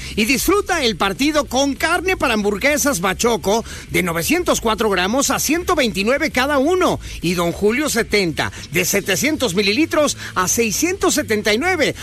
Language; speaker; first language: Spanish; native; Spanish